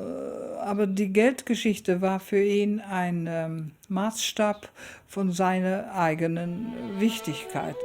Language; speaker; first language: German; early bilingual, heritage; German